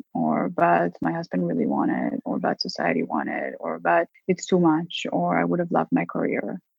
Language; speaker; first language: English; non-native, fluent; Hebrew